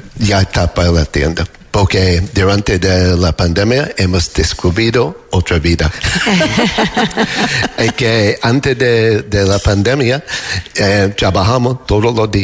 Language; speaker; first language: Spanish; non-native, learner; English